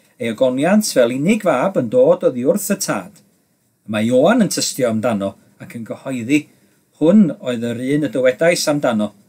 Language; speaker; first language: Welsh; native; Welsh